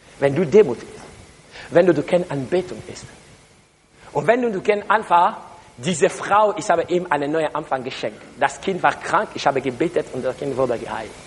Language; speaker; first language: German; non-native, learner; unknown